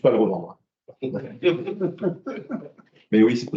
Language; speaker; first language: French; native; French